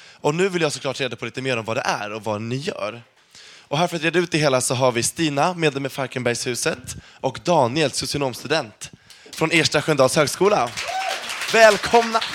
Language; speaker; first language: Swedish; native; Swedish